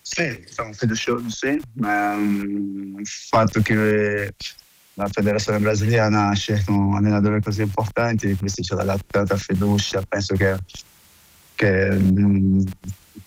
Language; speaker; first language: Italian; non-native, fluent; Portuguese